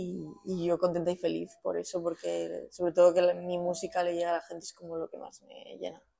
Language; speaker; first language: Spanish; native; Spanish